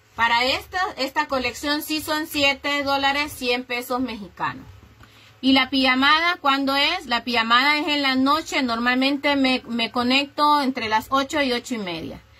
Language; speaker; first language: Spanish; native; Spanish